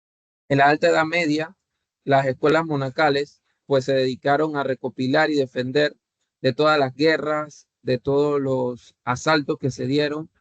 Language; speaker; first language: Spanish; native; Spanish